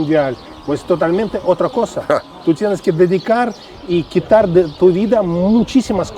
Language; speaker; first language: Spanish; non-native, fluent; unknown